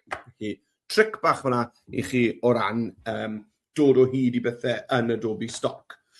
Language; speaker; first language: Welsh; native; Welsh